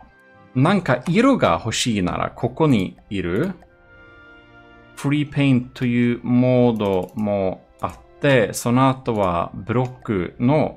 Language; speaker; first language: Japanese; non-native, learner; Swedish